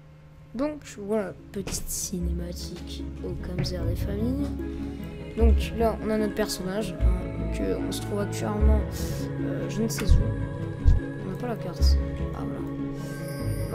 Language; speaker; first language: French; native; French